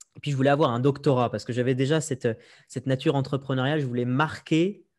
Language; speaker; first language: French; native; French